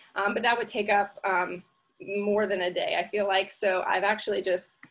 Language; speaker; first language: English; native; English